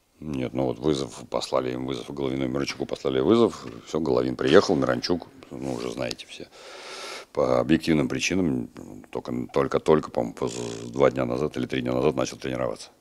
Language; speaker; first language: Russian; native; Russian